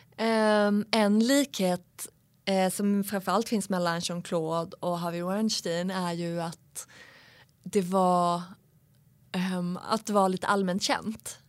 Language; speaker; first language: Swedish; native; Swedish